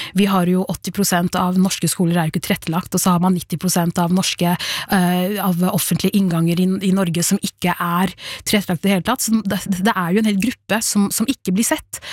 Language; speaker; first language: Norwegian; early bilingual, other home language; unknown